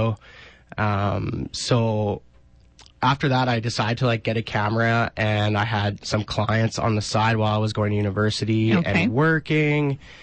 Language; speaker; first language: English; native; English